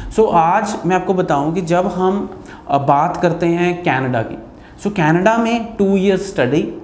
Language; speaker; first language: Hindi; non-native, local second language; Punjabi